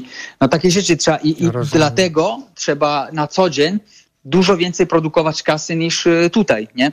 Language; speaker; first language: Polish; non-native, fluent; Italian